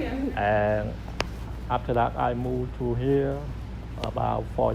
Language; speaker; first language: English; non-native, learner; Vietnamese